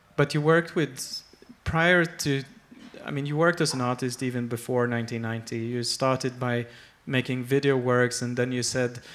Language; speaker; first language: English; non-native, fluent; Swedish